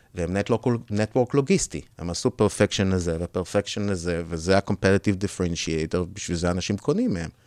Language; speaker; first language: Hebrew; native; Hebrew